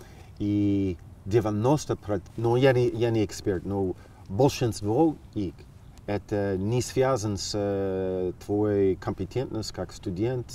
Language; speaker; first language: Russian; non-native, fluent; English